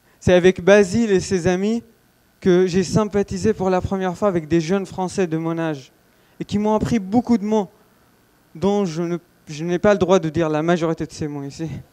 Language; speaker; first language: French; non-native, fluent; Arabic